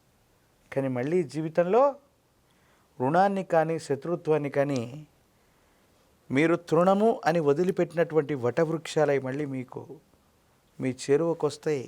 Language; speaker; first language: Telugu; native; Telugu